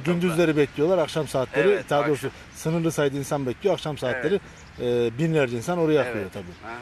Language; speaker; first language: Turkish; native; Turkish